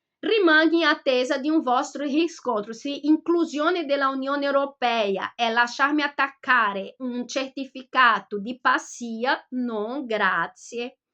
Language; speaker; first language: Italian; non-native, fluent; Portuguese